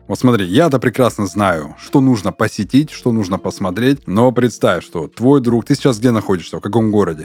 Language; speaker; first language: Russian; native; Russian